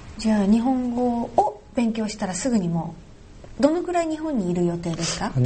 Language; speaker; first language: Japanese; native; Japanese